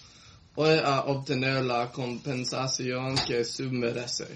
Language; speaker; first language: Spanish; non-native, learner; English